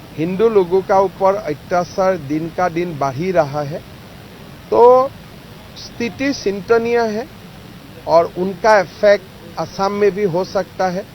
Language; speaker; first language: Hindi; non-native, local second language; Assamese